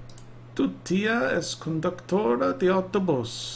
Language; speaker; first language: Spanish; non-native, learner; English